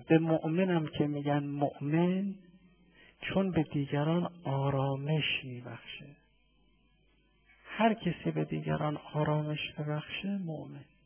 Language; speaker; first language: Persian; native; Persian